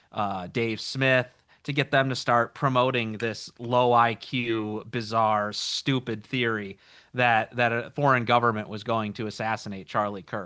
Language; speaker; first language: English; native; English